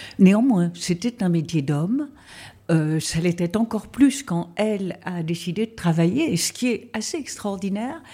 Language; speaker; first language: French; native; French